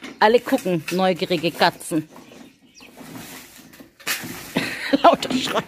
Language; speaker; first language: German; native; German